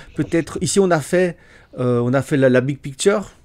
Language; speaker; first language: French; native; French